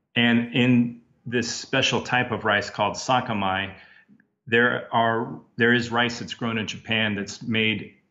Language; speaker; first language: English; native; English